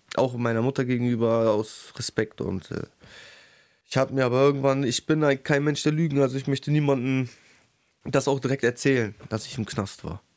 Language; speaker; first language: German; early bilingual, other home language; Russian